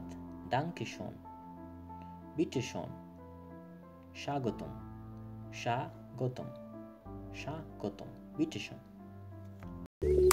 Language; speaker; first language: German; non-native, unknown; Bangla